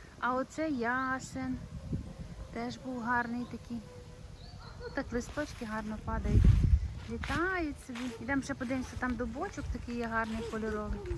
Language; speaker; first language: Ukrainian; native; Ukrainian